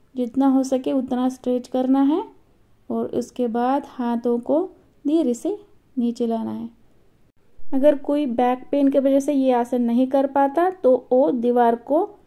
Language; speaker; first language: Hindi; non-native, local second language; Marathi